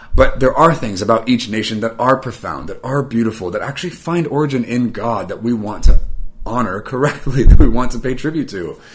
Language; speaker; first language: English; native; English